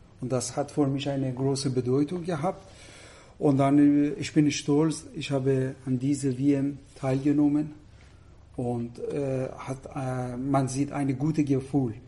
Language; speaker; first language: German; non-native, learner; Persian